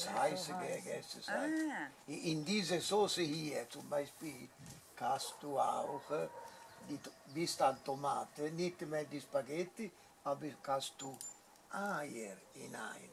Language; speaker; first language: German; non-native, learner; Italian